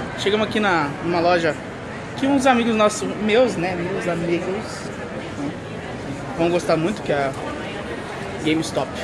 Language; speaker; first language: Portuguese; native; Portuguese